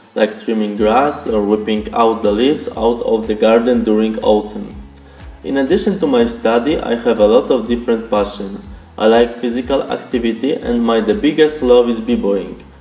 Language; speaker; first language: English; non-native, learner; Polish